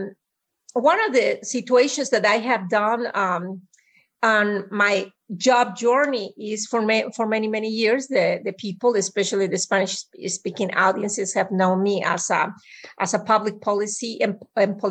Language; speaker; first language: English; non-native, fluent; Spanish